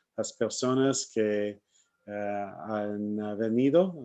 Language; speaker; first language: Spanish; non-native, learner; English